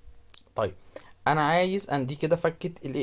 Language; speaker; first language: Arabic; native; Arabic